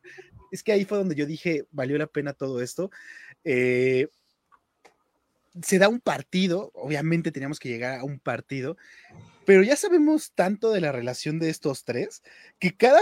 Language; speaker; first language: Spanish; native; Spanish